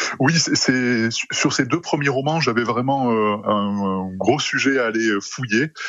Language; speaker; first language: French; early bilingual, other home language; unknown